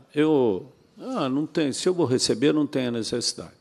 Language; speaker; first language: Portuguese; native; Portuguese